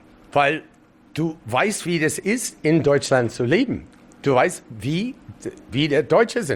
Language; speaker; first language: German; non-native, learner; English